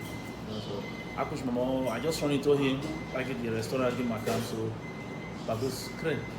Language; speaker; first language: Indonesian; non-native, fluent; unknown